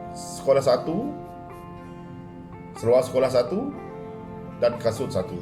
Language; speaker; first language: Malay; non-native, local second language; Iban